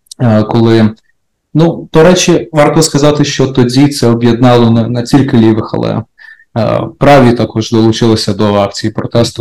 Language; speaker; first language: Ukrainian; native; Ukrainian